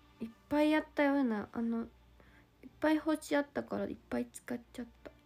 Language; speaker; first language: Japanese; native; Japanese